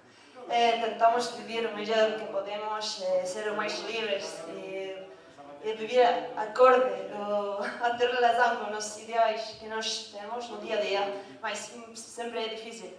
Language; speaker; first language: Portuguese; non-native, learner; Galician